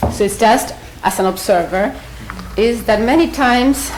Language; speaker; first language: English; non-native, fluent; Spanish